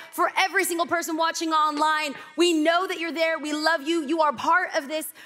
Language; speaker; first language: English; native; English